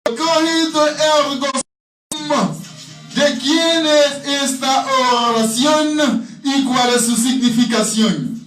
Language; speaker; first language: Spanish; non-native, learner; Haitian Creole